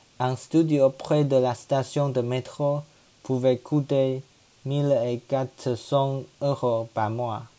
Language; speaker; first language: French; non-native, learner; Chinese